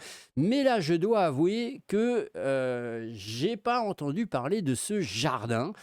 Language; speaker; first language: French; native; French